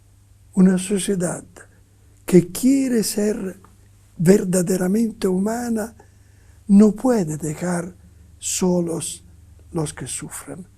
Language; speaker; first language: Spanish; non-native, fluent; Italian